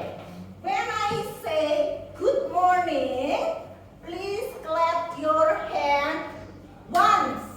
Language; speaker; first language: English; non-native, fluent; Indonesian